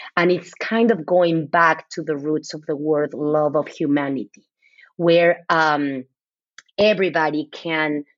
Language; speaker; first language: English; non-native, fluent; Spanish